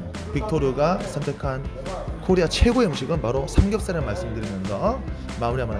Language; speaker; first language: Korean; native; Korean